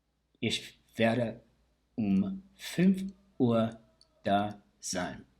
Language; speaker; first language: German; early bilingual, heritage; English